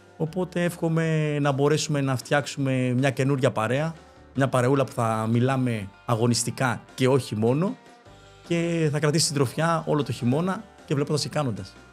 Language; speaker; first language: Greek; early bilingual, other home language; Spanish